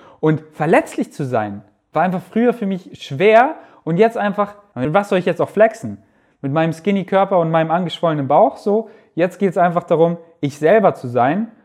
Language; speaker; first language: German; native; German